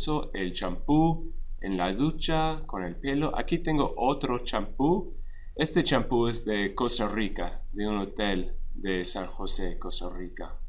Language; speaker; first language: Spanish; non-native, fluent; English